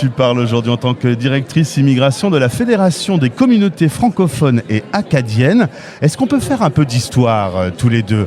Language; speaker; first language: French; native; French